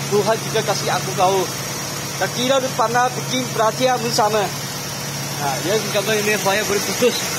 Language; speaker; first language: Malay; non-native, local second language; Chinese